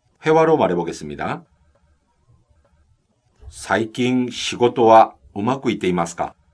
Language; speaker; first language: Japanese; non-native, fluent; Korean